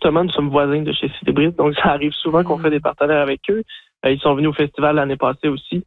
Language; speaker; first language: French; native; French